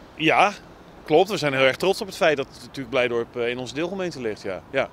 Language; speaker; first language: Dutch; native; Dutch